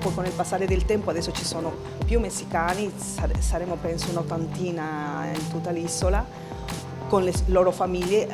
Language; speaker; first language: Italian; non-native, fluent; Spanish